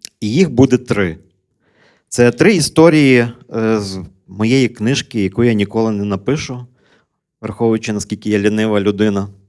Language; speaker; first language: Ukrainian; native; Ukrainian